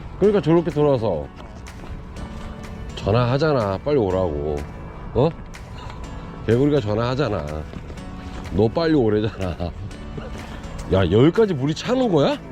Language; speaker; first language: Korean; native; Korean